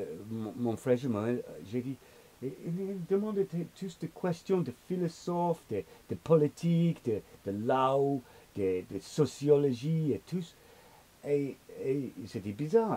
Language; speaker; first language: French; non-native, learner; English